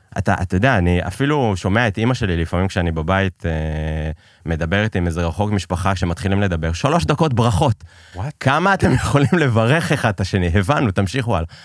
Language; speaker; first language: Hebrew; early bilingual, other home language; Persian